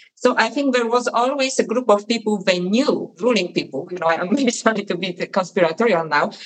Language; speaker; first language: English; non-native, fluent; Polish